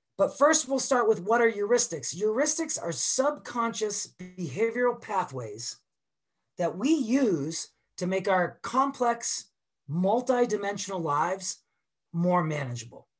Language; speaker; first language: English; native; English